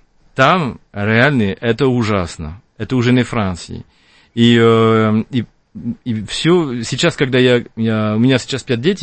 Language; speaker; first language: Russian; non-native, fluent; French